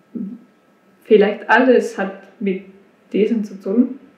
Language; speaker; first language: German; non-native, learner; Spanish